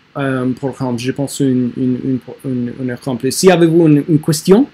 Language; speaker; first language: French; non-native, learner; English